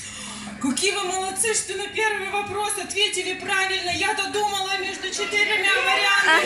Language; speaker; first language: Russian; native; Russian